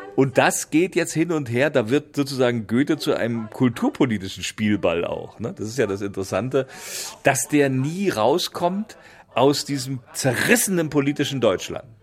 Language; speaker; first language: German; native; German